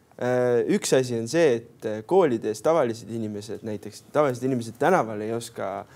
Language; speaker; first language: Estonian; native; Estonian